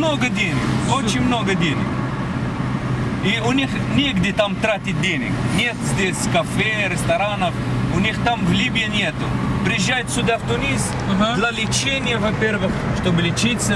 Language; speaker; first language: Russian; non-native, fluent; Arabic